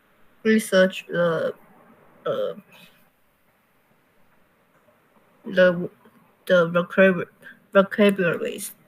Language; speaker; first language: English; non-native, learner; Chinese